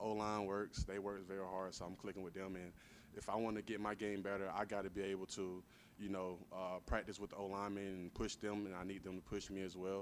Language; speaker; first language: English; native; English